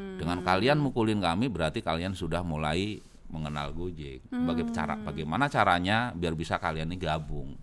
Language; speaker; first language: Indonesian; native; Indonesian